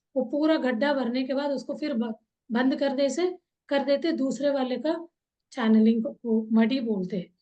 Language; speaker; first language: Hindi; non-native, local second language; Kannada